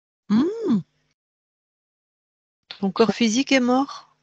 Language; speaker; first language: French; native; French